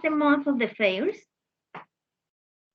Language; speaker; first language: English; non-native, fluent; Spanish